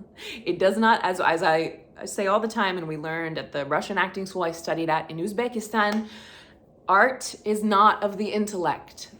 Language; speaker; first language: English; native; English